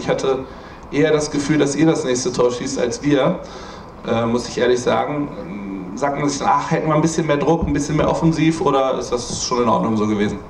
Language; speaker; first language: German; native; German